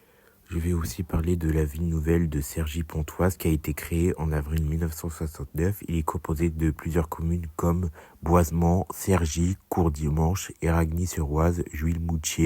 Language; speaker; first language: French; native; French